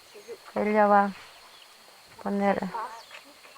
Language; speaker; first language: Spanish; non-native, local second language; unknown